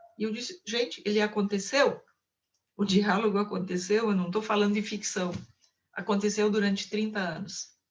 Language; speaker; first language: Portuguese; non-native, local second language; German